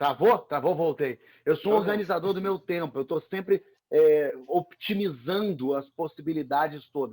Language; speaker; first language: Portuguese; native; Portuguese